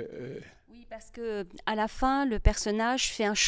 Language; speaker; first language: French; native; French